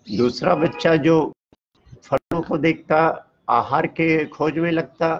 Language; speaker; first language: Hindi; non-native, local second language; Tamil